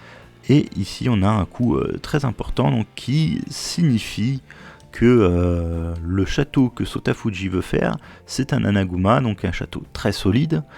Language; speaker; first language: French; native; French